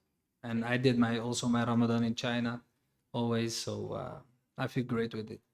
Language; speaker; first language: English; non-native, fluent; Dutch